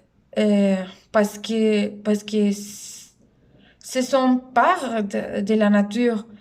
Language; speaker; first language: French; non-native, learner; Spanish